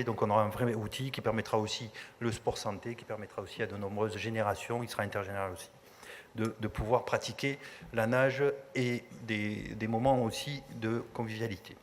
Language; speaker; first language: French; native; French